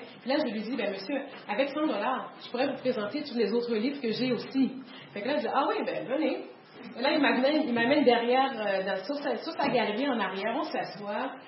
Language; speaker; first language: French; native; French